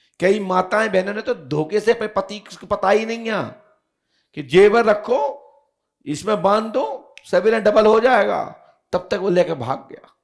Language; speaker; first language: Hindi; native; Hindi